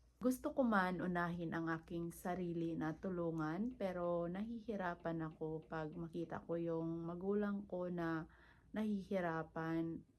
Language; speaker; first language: Filipino; non-native, local second language; Cebuano